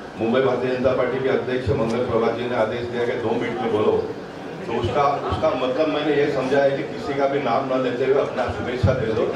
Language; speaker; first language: Hindi; non-native, local second language; Marathi